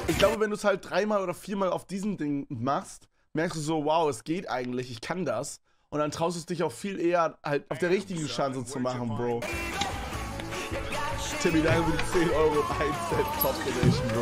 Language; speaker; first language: German; native; German